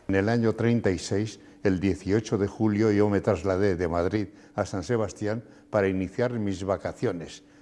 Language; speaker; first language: Spanish; native; Spanish